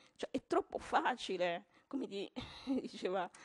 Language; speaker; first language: Italian; non-native, fluent; Kinyarwanda